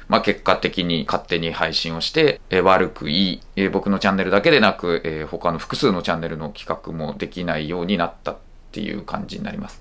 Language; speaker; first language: Japanese; native; Japanese